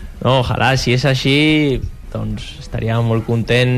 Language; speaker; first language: Catalan; non-native, local second language; Spanish